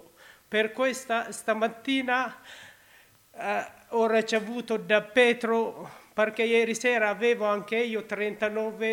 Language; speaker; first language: Italian; non-native, learner; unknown